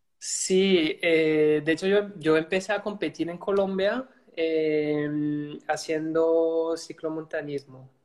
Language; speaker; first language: Spanish; non-native, fluent; French